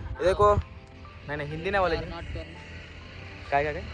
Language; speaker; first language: Hindi; non-native, local second language; Marathi